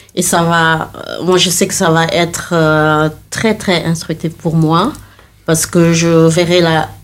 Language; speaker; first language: French; non-native, local second language; Wolof